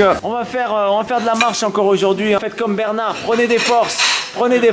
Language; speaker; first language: French; native; French